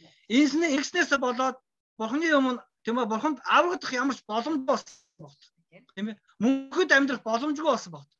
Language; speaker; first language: Mongolian; non-native, fluent; Korean